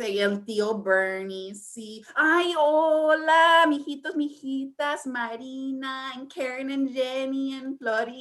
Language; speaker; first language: Spanish; early bilingual, heritage; English